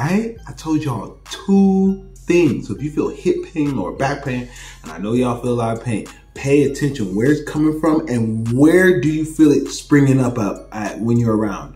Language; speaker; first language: English; native; English